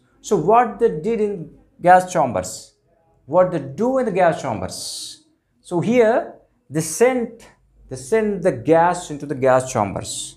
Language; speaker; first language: English; non-native, local second language; Telugu